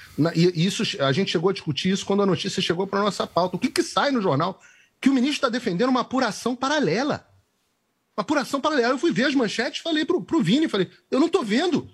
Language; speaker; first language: Portuguese; native; Portuguese